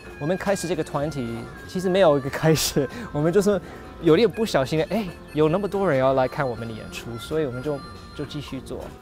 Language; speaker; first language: Chinese; non-native, fluent; English